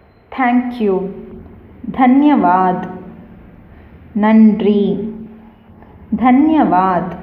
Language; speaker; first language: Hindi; non-native, learner; Tamil